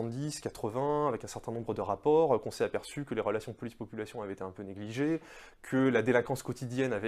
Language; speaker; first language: French; native; French